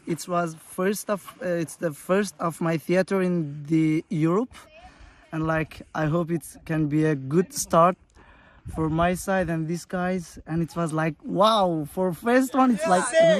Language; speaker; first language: English; non-native, fluent; Persian